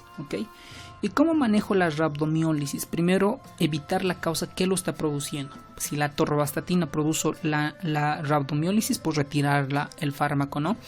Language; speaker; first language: Spanish; native; Spanish